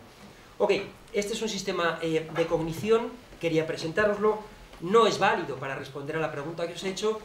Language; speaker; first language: Spanish; native; Spanish